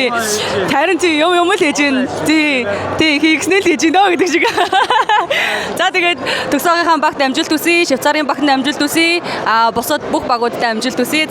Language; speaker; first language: Mongolian; native; Mongolian